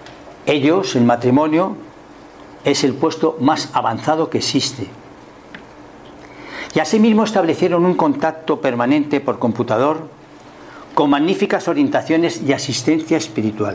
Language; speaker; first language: Spanish; native; Spanish